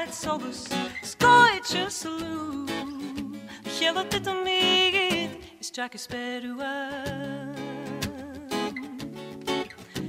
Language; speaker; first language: English; native; English